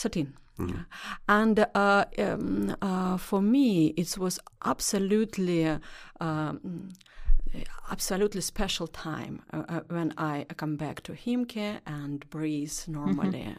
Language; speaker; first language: English; non-native, learner; Russian